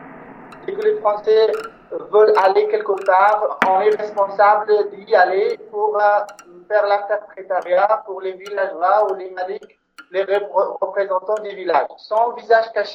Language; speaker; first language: French; non-native, local second language; Persian